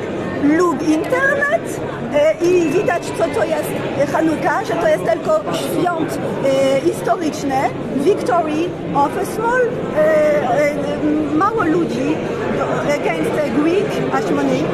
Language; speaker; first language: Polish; non-native, learner; French